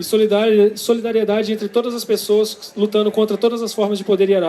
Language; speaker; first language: Portuguese; native; Portuguese